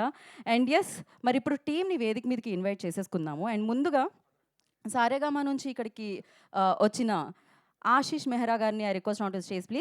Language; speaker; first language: Telugu; native; Telugu